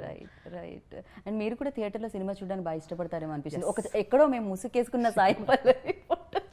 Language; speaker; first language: Telugu; native; Telugu